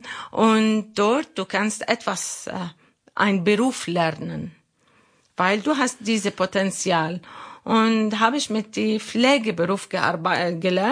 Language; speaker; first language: German; non-native, learner; Arabic